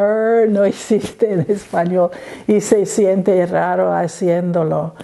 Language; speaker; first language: Spanish; non-native, learner; English